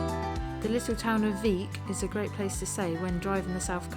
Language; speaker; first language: English; native; English